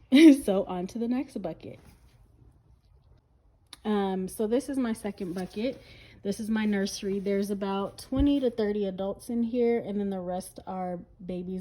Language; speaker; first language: English; native; English